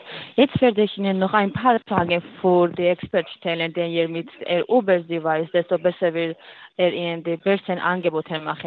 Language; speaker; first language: German; non-native, learner; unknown